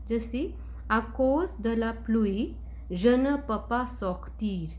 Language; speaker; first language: French; non-native, fluent; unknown